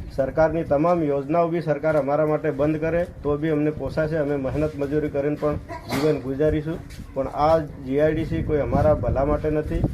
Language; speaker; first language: Gujarati; non-native, local second language; Bhili